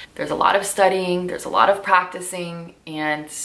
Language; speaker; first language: English; native; English